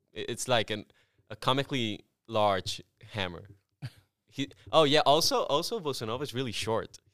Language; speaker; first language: English; non-native, fluent; Spanish